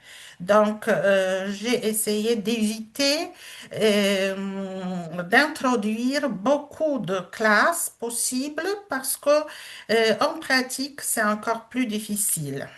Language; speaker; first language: French; non-native, fluent; Polish